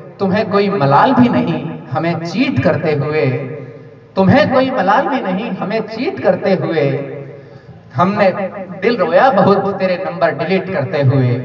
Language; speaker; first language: Hindi; native; Hindi